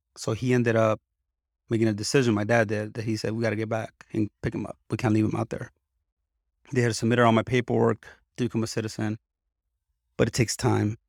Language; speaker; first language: English; early bilingual, other home language; Spanish